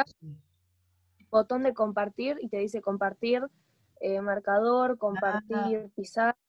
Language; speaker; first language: Spanish; native; Spanish